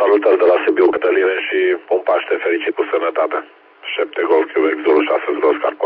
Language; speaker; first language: Romanian; native; Romanian